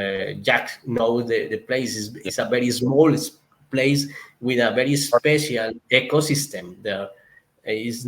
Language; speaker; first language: English; non-native, learner; Spanish